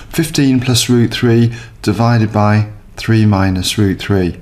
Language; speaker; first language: English; native; English